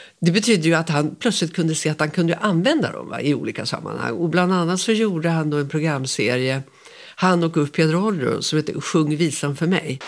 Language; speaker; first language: Swedish; native; Swedish